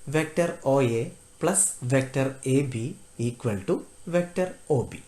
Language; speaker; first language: English; non-native, local second language; Malayalam